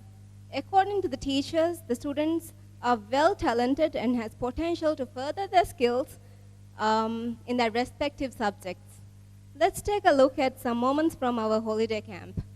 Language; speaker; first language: English; non-native, local second language; Divehi